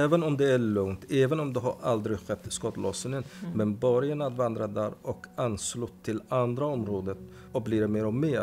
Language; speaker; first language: Swedish; non-native, fluent; Somali